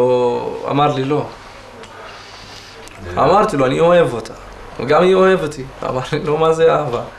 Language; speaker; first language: Hebrew; non-native, local second language; Arabic